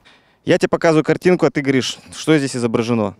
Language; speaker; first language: Russian; native; Russian